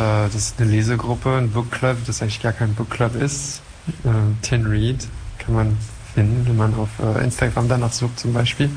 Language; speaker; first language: German; non-native, fluent; French